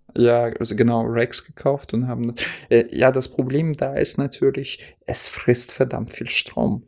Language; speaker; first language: German; non-native, fluent; Russian